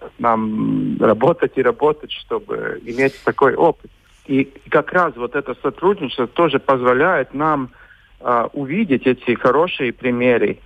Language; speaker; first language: Russian; non-native, local second language; Latvian